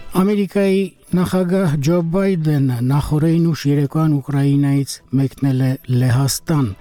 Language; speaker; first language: Armenian; native; Armenian